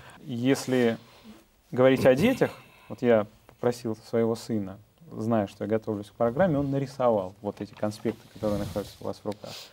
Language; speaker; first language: Russian; native; Russian